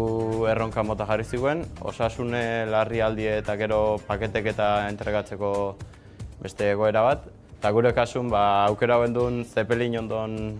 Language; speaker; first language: Basque; native; Basque